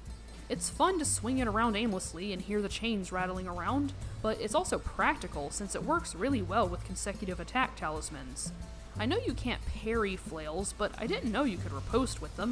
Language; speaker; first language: English; native; English